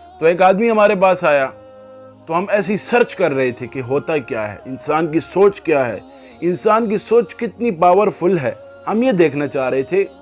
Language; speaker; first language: Urdu; non-native, local second language; Pashto